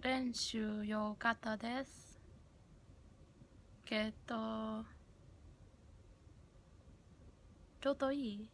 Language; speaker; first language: Japanese; non-native, learner; English